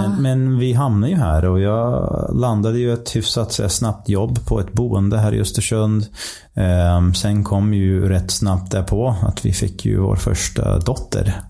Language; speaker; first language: Swedish; non-native, fluent; English